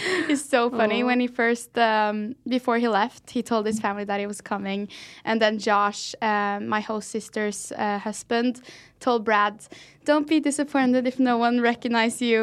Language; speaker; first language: English; non-native, fluent; Norwegian